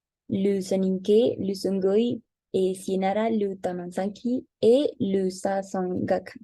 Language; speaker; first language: French; non-native, learner; Spanish